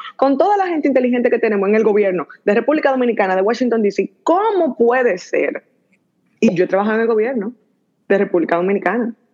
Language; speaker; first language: Spanish; native; Spanish